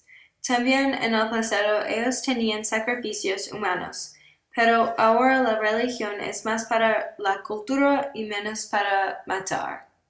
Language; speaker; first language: Spanish; non-native, learner; English